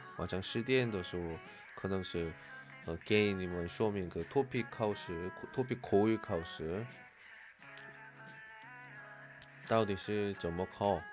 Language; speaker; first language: Chinese; non-native, learner; Korean